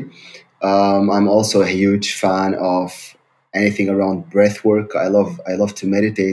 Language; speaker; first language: English; non-native, fluent; Arabic